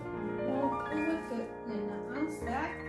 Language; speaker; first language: French; non-native, learner; Hmong